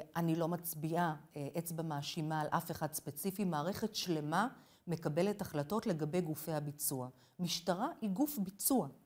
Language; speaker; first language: Hebrew; non-native, fluent; English